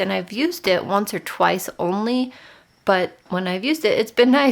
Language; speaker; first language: English; native; English